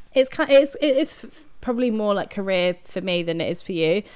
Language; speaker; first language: English; native; English